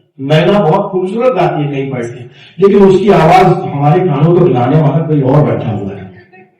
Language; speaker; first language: Urdu; non-native, local second language; Marathi